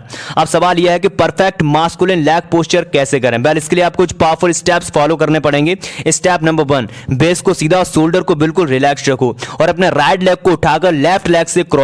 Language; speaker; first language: Hindi; native; Hindi